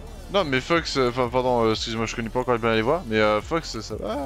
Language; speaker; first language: French; native; French